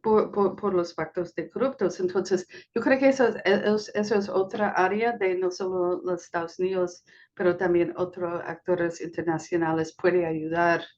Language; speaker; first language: Spanish; non-native, fluent; English